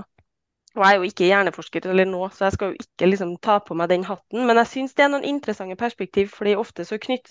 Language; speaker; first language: Norwegian; native; Norwegian